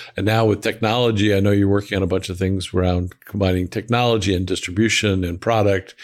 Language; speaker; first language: English; native; English